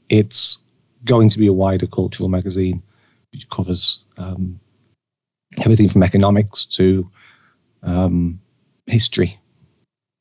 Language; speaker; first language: English; native; English